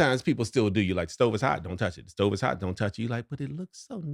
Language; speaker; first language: English; native; English